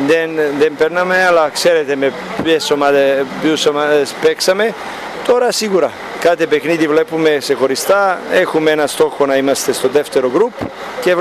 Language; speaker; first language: Greek; non-native, fluent; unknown